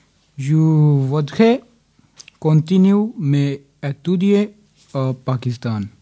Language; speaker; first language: French; non-native, learner; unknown